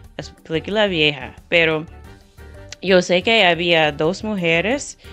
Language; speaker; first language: Spanish; non-native, fluent; English